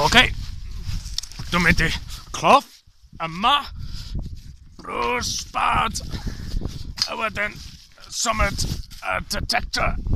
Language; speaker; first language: Welsh; non-native, learner; English